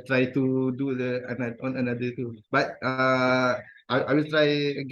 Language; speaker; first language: English; non-native, fluent; Malay